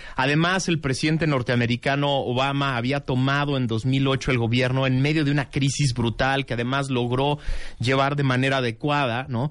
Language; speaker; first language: Spanish; native; Spanish